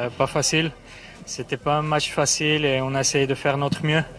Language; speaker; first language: French; non-native, fluent; Armenian